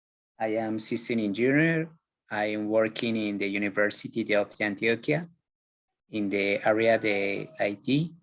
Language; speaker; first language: English; non-native, learner; Spanish